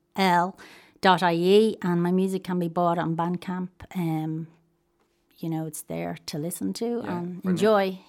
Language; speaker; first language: English; native; English